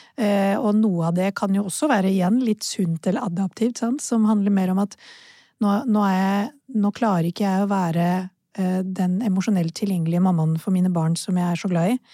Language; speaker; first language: Norwegian; early bilingual, other home language; Urdu